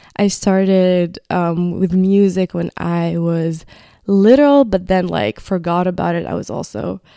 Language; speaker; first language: English; non-native, fluent; Arabic